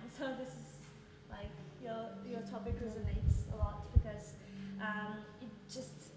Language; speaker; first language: English; non-native, fluent; Turkish